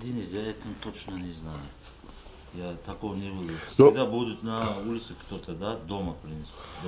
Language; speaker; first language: Russian; non-native, local second language; Uzbek